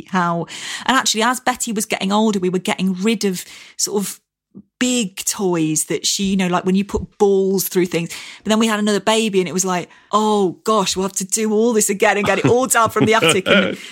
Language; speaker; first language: English; native; English